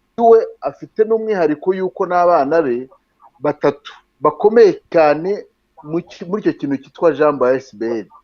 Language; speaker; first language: Kinyarwanda; native; Kinyarwanda